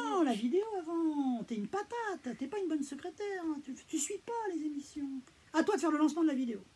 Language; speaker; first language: French; native; French